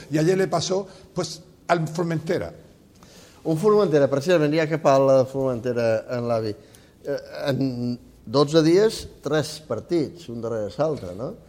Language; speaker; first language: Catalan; native; Catalan